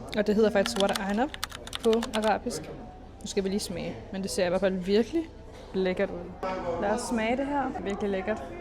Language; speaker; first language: Danish; early bilingual, other home language; Arabic